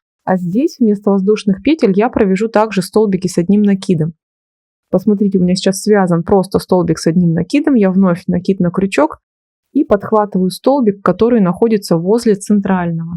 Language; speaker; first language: Russian; native; Russian